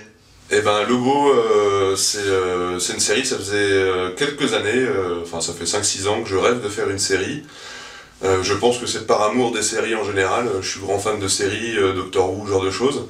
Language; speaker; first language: French; native; French